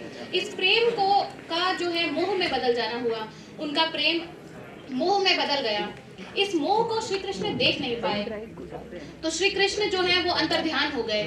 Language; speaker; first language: Hindi; native; Hindi